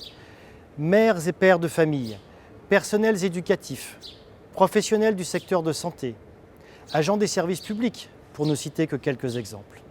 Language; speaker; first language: French; native; French